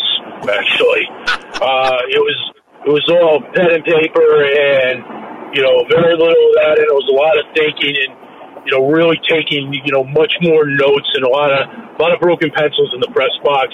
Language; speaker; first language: English; native; English